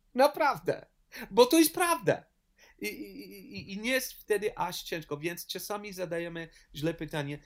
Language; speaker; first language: Polish; non-native, learner; English